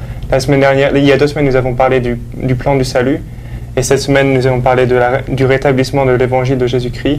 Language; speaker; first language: French; native; French